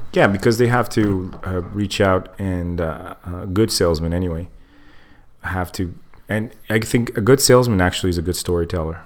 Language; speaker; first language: English; native; English